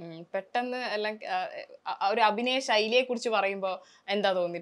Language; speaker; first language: Malayalam; native; Malayalam